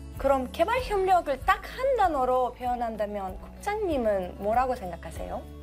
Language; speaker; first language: Korean; non-native, fluent; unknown